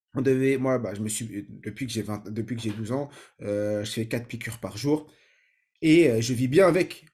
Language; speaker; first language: French; native; French